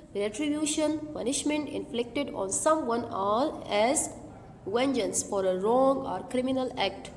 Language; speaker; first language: English; non-native, local second language; Urdu